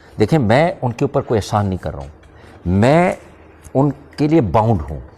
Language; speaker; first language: Urdu; non-native, local second language; Pashto